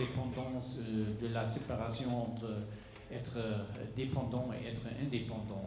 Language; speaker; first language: French; non-native, fluent; German